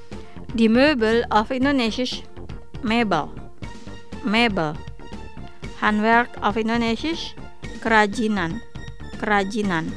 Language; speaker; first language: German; non-native, fluent; Indonesian